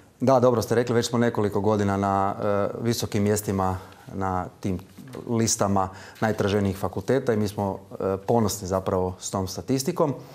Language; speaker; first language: Croatian; native; Croatian